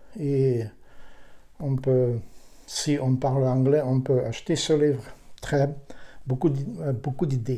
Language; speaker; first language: French; non-native, learner; Ukrainian